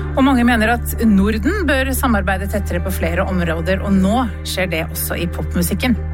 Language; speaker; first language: Norwegian; native; Norwegian